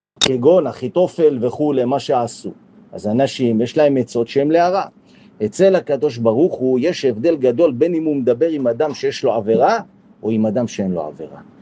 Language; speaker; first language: Hebrew; native; Hebrew